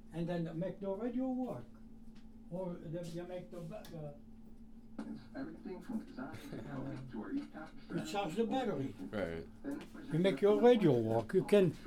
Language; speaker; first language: English; non-native, learner; Armenian